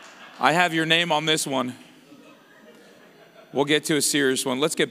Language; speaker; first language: English; native; English